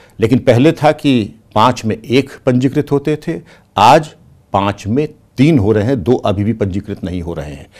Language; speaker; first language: Hindi; native; Hindi